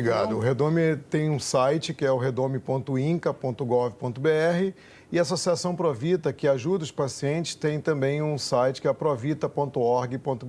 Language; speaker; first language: Portuguese; native; Portuguese